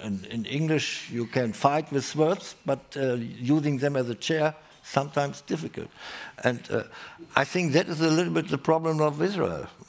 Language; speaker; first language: English; non-native, fluent; German